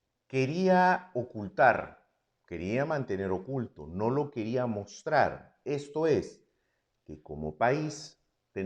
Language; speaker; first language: Spanish; native; Spanish